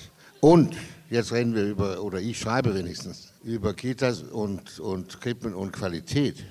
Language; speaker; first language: German; non-native, fluent; Danish